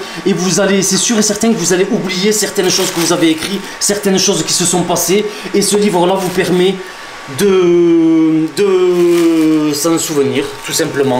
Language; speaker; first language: French; native; French